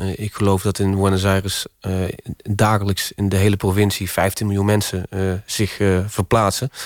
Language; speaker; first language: Dutch; native; Dutch